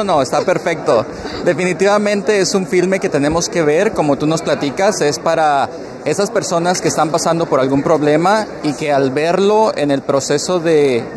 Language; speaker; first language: Spanish; native; Spanish